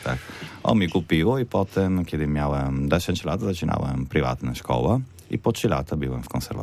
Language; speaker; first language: Polish; non-native, learner; Italian